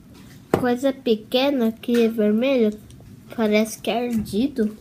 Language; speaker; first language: Portuguese; early bilingual, heritage; Portuguese